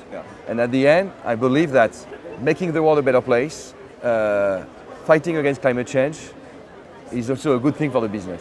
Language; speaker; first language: English; non-native, fluent; French